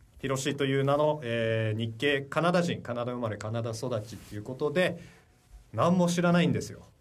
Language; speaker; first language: Japanese; early bilingual, heritage; Japanese